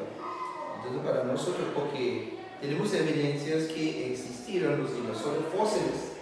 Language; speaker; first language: Spanish; non-native, learner; English